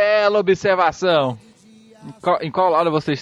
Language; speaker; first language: Portuguese; native; Portuguese